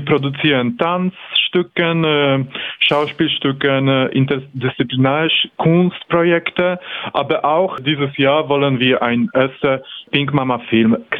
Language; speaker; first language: German; non-native, fluent; Polish